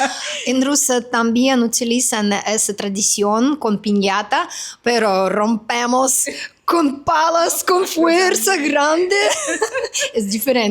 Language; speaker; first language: Spanish; non-native, fluent; Russian